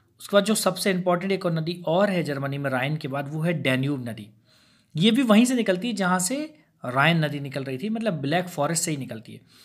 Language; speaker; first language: Hindi; native; Hindi